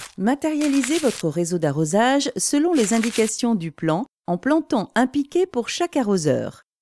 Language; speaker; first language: French; native; French